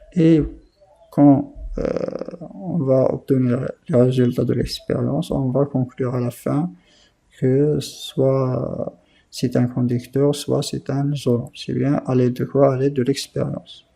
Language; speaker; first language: French; non-native, local second language; Arabic